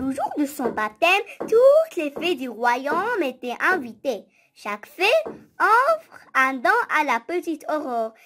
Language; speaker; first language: French; non-native, local second language; Arabic